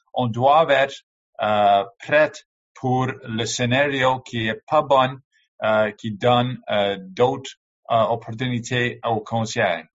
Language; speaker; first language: French; non-native, learner; English